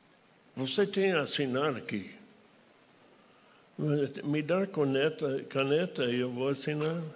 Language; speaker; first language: Portuguese; non-native, fluent; English